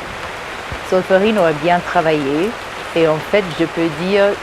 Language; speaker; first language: French; early bilingual, heritage; English